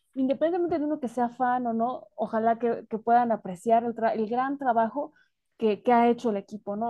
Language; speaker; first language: Spanish; native; Spanish